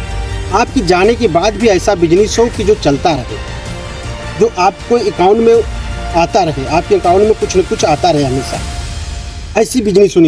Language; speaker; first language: Hindi; native; Hindi